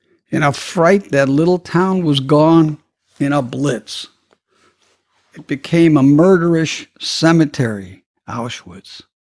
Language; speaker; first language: English; native; English